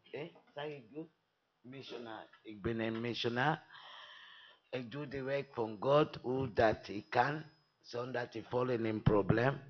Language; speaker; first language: Dutch; non-native, learner; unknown